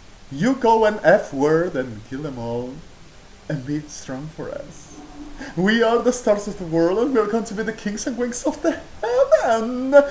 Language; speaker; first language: English; non-native, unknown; Spanish